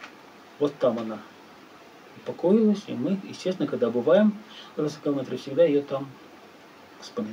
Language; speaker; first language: Russian; native; Russian